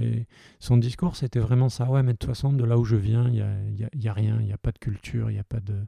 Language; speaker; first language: French; early bilingual, heritage; French